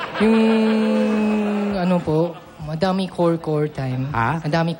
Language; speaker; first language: Filipino; non-native, learner; Japanese